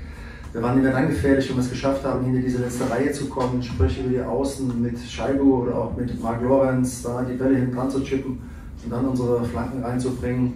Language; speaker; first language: German; native; German